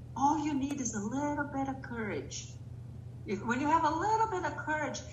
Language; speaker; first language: English; non-native, fluent; Portuguese